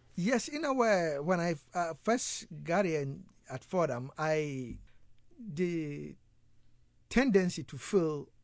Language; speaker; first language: English; non-native, local second language; Akan